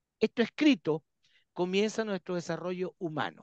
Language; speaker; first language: Spanish; native; Spanish